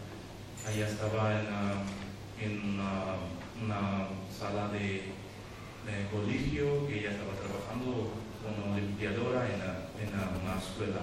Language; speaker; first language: Spanish; non-native, learner; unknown